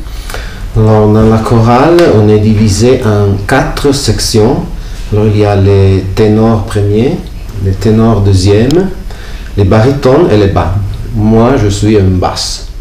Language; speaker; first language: French; non-native, local second language; Italian